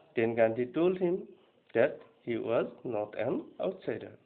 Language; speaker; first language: English; non-native, local second language; Assamese